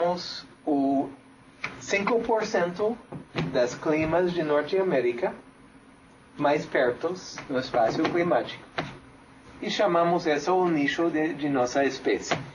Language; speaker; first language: Spanish; non-native, fluent; English